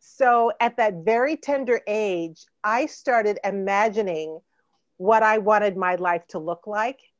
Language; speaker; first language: English; native; English